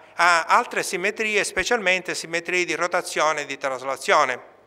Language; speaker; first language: Italian; native; Italian